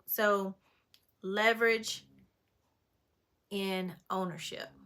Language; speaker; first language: English; native; English